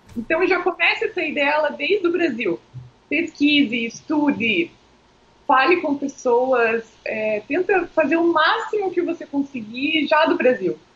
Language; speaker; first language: Portuguese; native; Portuguese